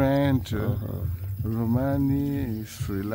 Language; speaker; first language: English; non-native, learner; Malagasy